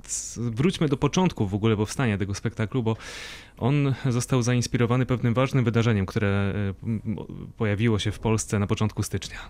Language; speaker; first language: Polish; native; Polish